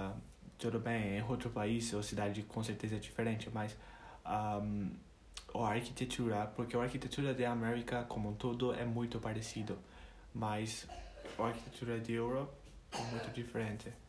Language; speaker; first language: Portuguese; non-native, fluent; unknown